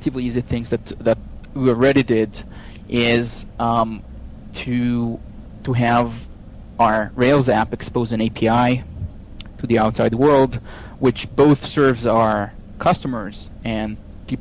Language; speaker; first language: English; non-native, fluent; Hebrew